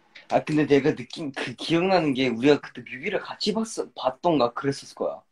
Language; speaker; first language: Korean; early bilingual, heritage; Korean